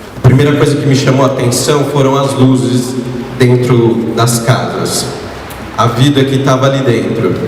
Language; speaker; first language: Portuguese; native; Portuguese